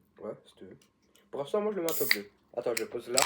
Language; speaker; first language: French; native; French